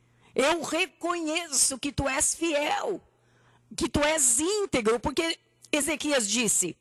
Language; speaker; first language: Portuguese; native; Portuguese